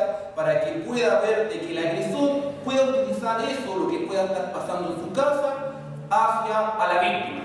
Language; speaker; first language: Spanish; native; Spanish